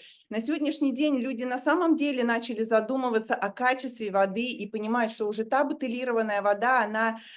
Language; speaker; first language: Russian; native; Russian